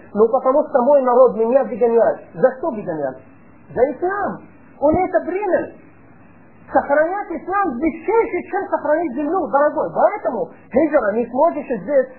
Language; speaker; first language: Russian; non-native, fluent; Arabic